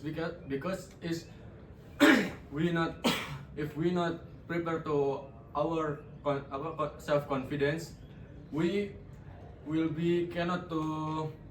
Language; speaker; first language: English; non-native, learner; Indonesian